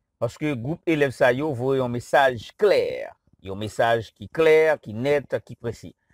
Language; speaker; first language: French; non-native, local second language; Haitian Creole